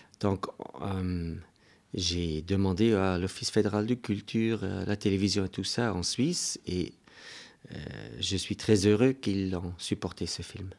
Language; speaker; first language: French; non-native, local second language; German